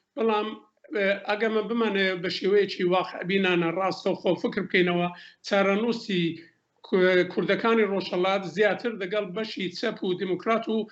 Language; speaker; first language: Central Kurdish; native; Central Kurdish